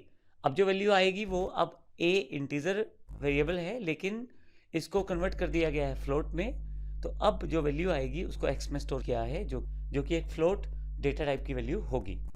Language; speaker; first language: Hindi; native; Hindi